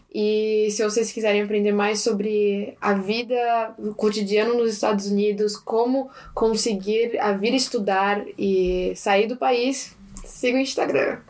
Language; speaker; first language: Portuguese; early bilingual, heritage; Portuguese